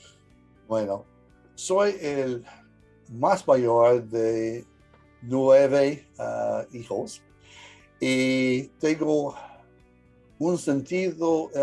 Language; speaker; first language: Spanish; early bilingual, heritage; English